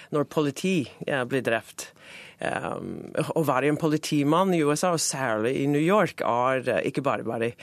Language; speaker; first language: Norwegian; non-native, fluent; English